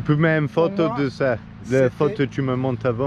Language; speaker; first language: French; non-native, learner; English